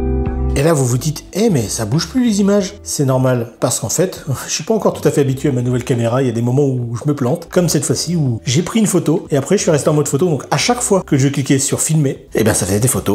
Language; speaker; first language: French; native; French